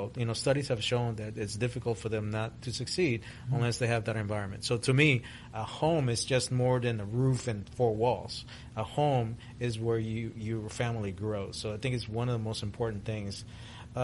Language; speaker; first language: English; early bilingual, other home language; Spanish